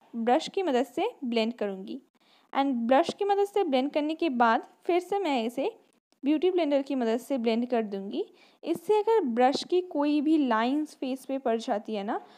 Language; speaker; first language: Hindi; non-native, local second language; Bangla